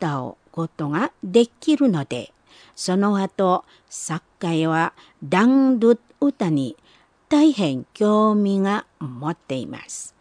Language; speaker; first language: Japanese; non-native, learner; Indonesian